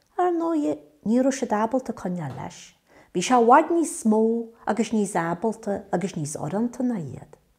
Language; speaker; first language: Irish; native; Irish